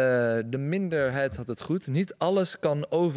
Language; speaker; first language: Dutch; native; Dutch